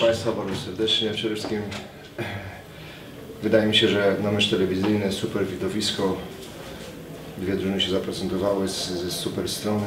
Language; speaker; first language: Polish; native; Polish